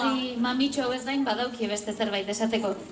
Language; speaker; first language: Basque; native; Basque